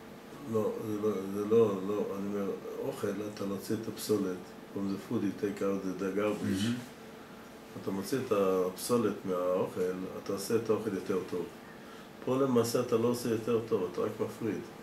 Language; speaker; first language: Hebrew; non-native, fluent; English